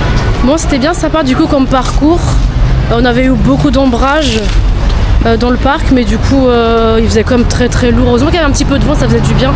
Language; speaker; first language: French; native; French